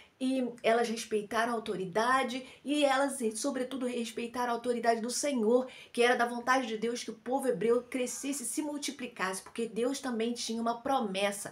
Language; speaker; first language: Portuguese; native; Portuguese